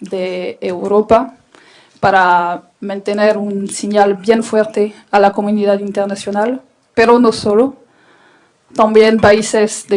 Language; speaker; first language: Spanish; non-native, fluent; French